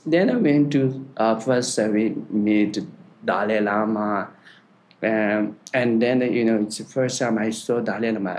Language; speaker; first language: English; non-native, learner; Tibetan